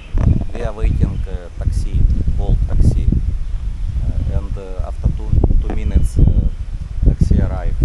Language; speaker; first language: English; non-native, learner; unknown